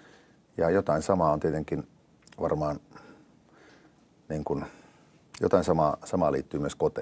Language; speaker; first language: Finnish; native; Finnish